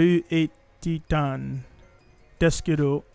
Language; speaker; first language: Japanese; non-native, learner; English